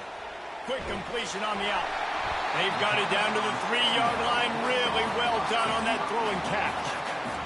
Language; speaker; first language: English; native; English